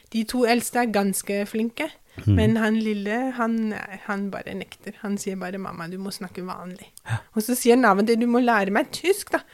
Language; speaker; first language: Norwegian; non-native, fluent; German